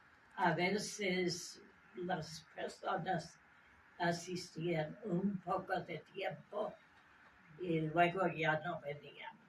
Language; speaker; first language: Spanish; non-native, fluent; English